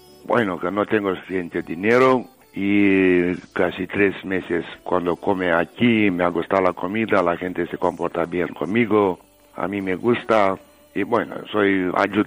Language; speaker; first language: Spanish; non-native, learner; Romanian